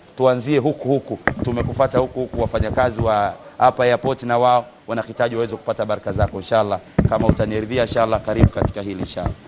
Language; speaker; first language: Swahili; native; Swahili